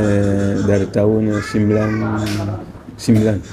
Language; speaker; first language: Indonesian; non-native, learner; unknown